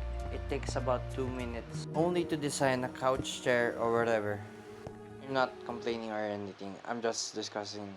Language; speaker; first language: English; non-native, local second language; Filipino